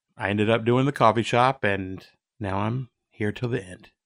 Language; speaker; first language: English; native; English